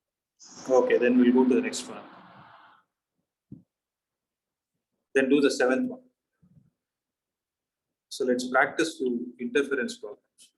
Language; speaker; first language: English; non-native, local second language; Tamil